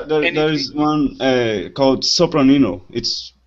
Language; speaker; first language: English; non-native, learner; Portuguese